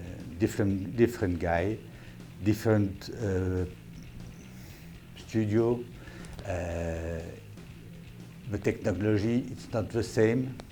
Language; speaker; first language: English; non-native, learner; French